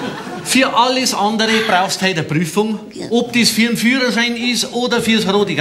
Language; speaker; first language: German; native; German